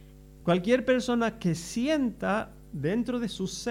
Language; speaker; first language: Spanish; native; Spanish